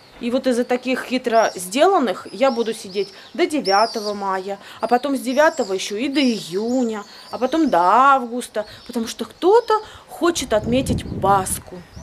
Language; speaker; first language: Russian; native; Russian